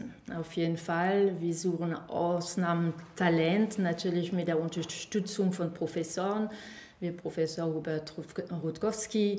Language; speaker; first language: German; non-native, fluent; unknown